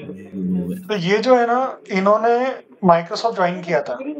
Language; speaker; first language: Hindi; native; Hindi